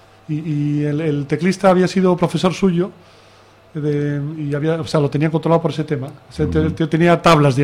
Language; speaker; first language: Spanish; native; Spanish